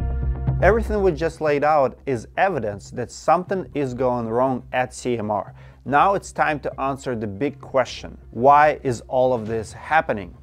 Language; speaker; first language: English; non-native, fluent; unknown